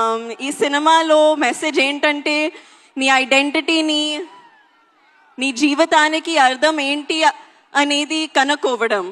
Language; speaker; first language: Telugu; non-native, learner; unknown